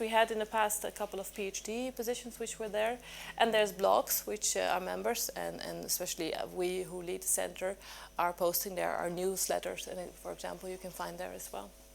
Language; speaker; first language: English; non-native, fluent; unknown